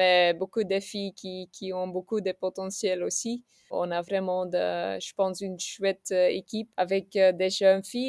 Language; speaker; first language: French; non-native, local second language; Dutch